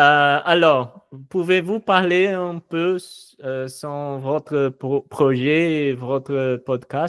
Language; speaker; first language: French; non-native, fluent; Portuguese